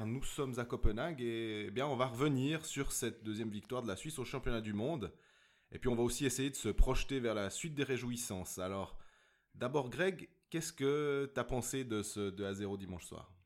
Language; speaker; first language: French; native; French